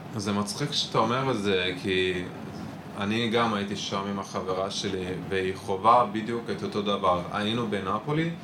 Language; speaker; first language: Hebrew; non-native, fluent; Italian